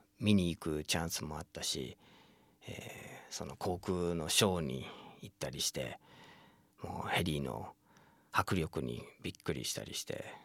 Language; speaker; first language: Japanese; non-native, fluent; English